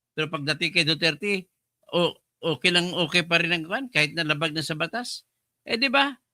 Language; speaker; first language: Filipino; non-native, local second language; Hiligaynon